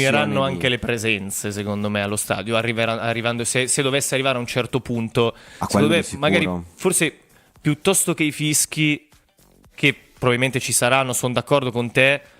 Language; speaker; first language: Italian; native; Italian